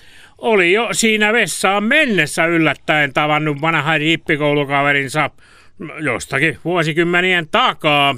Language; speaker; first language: Finnish; native; Finnish